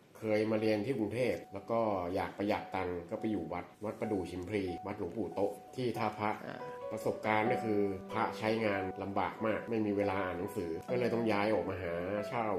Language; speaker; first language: Thai; native; Thai